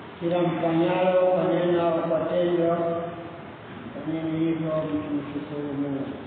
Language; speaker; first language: Swahili; non-native, local second language; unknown